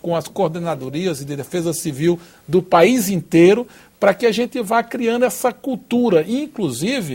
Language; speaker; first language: Portuguese; native; Portuguese